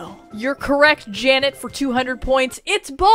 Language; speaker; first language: English; native; English